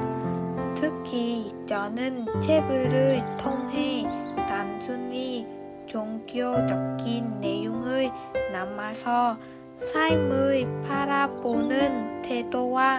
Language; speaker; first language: Korean; non-native, fluent; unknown